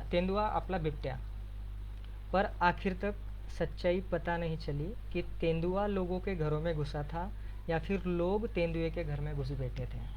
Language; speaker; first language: Hindi; non-native, local second language; Marathi